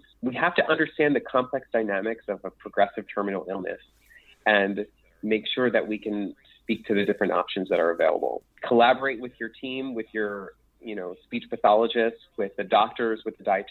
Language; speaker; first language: English; native; English